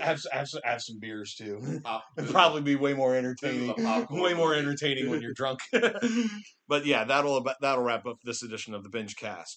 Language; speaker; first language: English; native; English